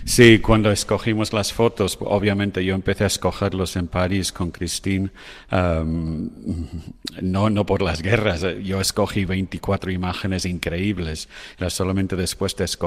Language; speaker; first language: Spanish; non-native, fluent; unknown